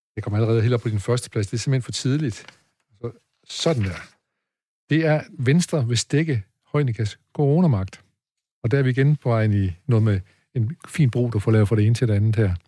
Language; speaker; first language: Danish; native; Danish